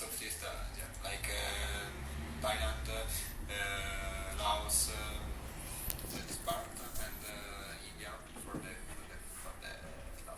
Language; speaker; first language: English; non-native, learner; Italian